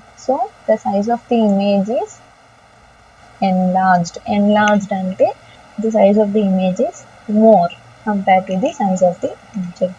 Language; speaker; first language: English; non-native, local second language; Telugu